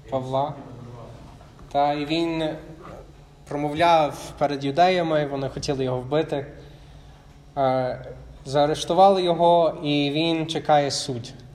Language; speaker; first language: Ukrainian; non-native, fluent; English